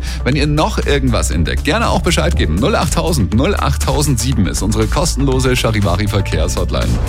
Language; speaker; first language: German; native; German